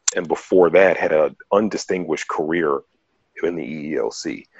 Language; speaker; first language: English; native; English